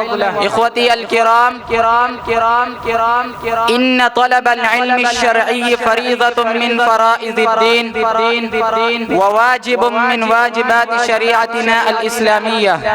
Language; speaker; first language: Arabic; non-native, learner; Urdu